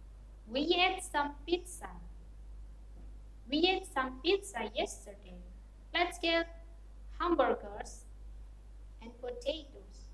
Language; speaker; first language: English; non-native, fluent; Indonesian